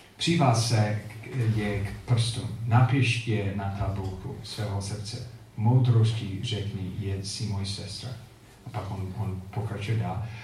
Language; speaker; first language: Czech; non-native, fluent; English